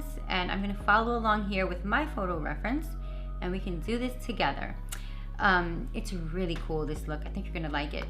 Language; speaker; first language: English; native; English